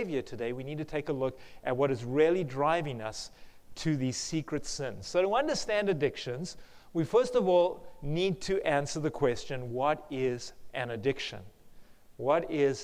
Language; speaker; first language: English; native; English